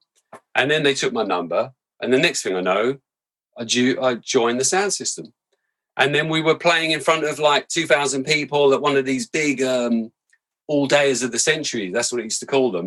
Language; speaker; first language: English; native; English